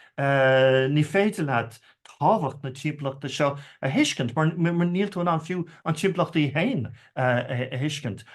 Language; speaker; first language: Irish; non-native, local second language; English